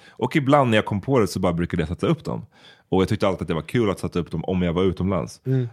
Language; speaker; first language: Swedish; early bilingual, other home language; Bosnian